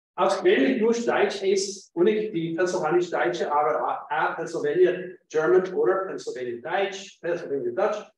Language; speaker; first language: German; non-native, fluent; English